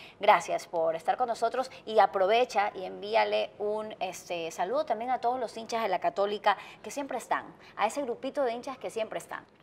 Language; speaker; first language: Spanish; native; Spanish